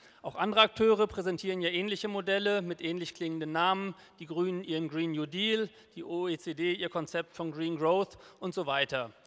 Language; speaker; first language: German; native; German